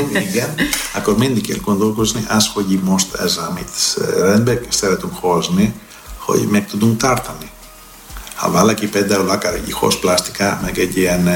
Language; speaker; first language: Hungarian; non-native, fluent; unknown